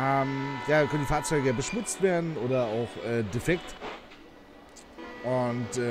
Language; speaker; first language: German; native; German